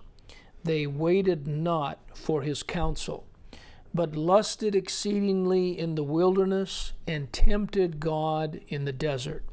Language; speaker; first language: English; native; English